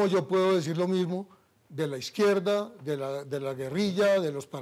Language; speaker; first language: Spanish; native; Spanish